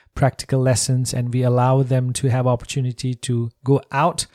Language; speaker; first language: English; non-native, local second language; Nepali